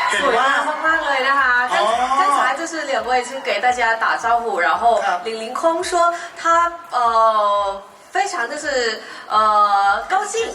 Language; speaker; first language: Chinese; non-native, fluent; Thai